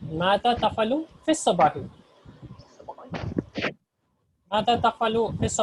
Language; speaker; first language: Arabic; non-native, fluent; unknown